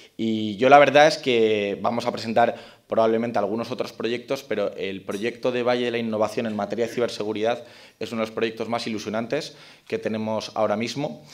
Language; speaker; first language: Spanish; native; Spanish